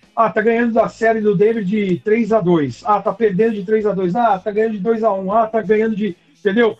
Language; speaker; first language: Portuguese; native; Portuguese